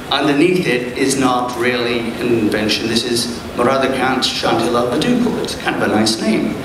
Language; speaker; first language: English; early bilingual, other home language; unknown